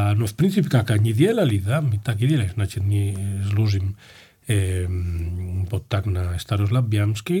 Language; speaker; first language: Russian; non-native, fluent; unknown